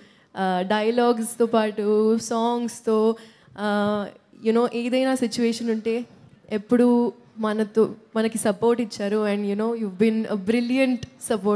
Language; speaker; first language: Telugu; non-native, local second language; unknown